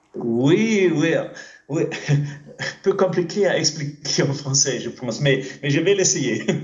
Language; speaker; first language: French; non-native, fluent; German